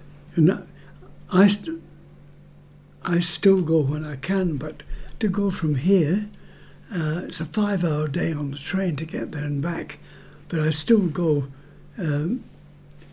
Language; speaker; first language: English; native; English